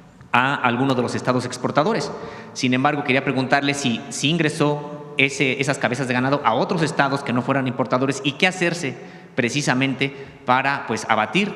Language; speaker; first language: Spanish; native; Spanish